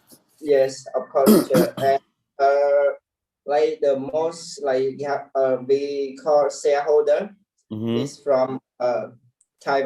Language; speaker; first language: English; non-native, learner; Khmer